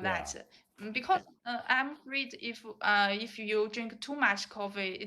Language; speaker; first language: English; non-native, learner; Chinese